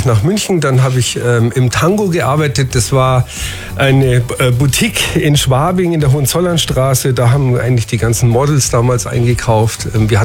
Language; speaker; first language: German; native; German